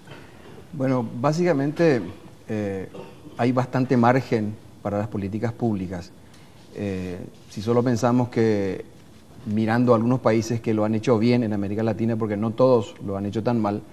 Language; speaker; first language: Spanish; native; Spanish